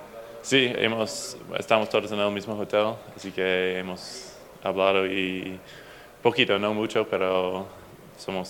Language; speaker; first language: Spanish; non-native, fluent; English